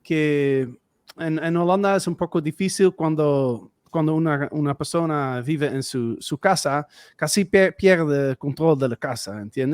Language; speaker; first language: Spanish; non-native, fluent; Dutch